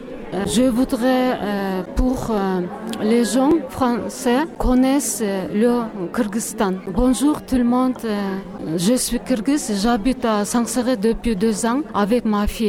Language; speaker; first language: French; non-native, learner; Kyrgyz